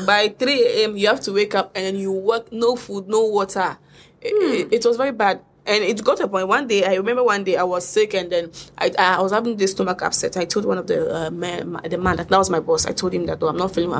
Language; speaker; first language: English; non-native, local second language; Akan